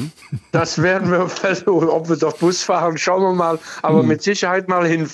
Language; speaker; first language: German; native; German